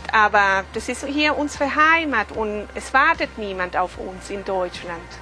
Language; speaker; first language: German; early bilingual, heritage; German